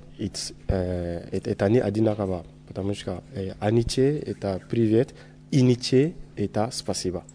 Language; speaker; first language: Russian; non-native, learner; Bambara